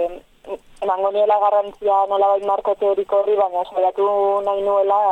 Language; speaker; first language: Basque; native; Basque